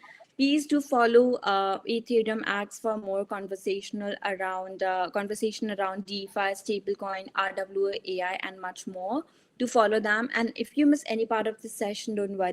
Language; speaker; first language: English; non-native, fluent; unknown